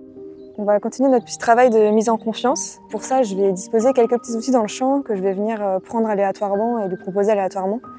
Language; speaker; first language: French; native; French